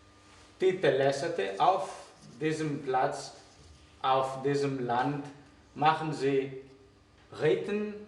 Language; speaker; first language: German; non-native, fluent; Greek